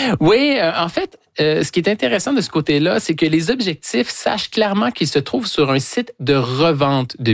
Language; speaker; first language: French; native; French